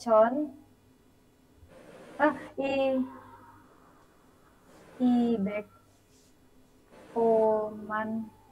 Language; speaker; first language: Korean; non-native, learner; Indonesian